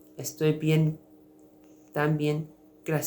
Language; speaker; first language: Spanish; non-native, learner; Urdu